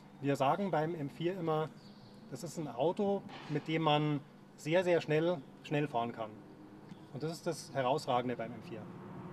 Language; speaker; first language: German; native; German